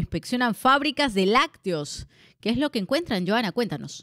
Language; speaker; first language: Spanish; native; Spanish